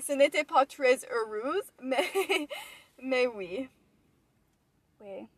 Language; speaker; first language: French; non-native, learner; English